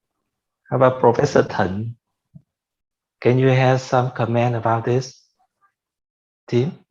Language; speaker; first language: English; non-native, fluent; Vietnamese